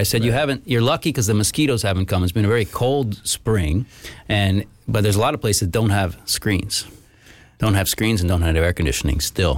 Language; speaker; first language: English; native; English